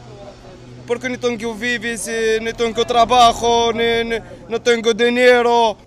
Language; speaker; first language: Spanish; non-native, learner; Arabic